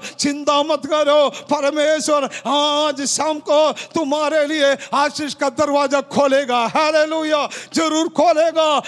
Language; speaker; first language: Hindi; non-native, local second language; Malayalam